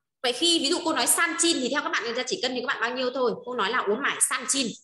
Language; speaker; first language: Vietnamese; native; Vietnamese